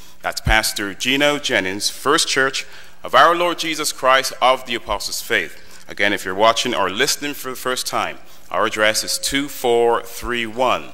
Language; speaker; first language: English; native; English